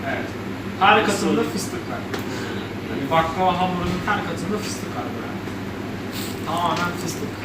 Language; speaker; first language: Turkish; native; Turkish